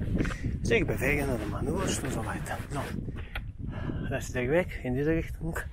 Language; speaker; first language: German; non-native, fluent; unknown